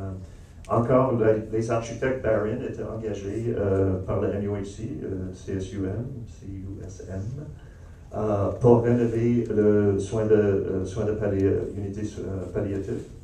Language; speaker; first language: French; non-native, local second language; English